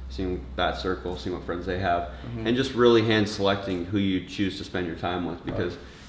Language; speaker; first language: English; native; English